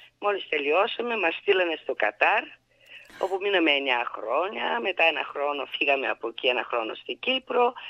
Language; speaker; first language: Greek; early bilingual, heritage; Greek